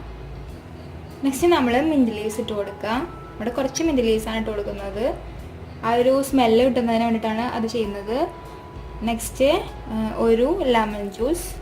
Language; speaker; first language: Malayalam; native; Malayalam